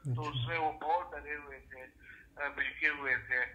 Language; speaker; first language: Hindi; non-native, local second language; Urdu